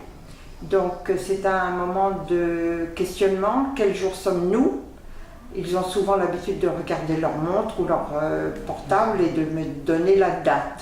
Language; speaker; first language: French; native; French